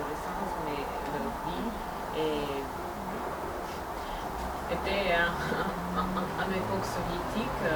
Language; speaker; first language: French; non-native, learner; Russian